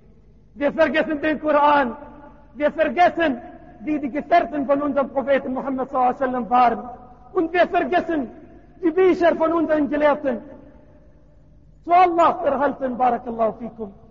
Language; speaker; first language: German; non-native, learner; Arabic